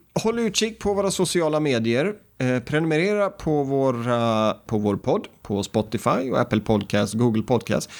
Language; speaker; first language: Swedish; native; Swedish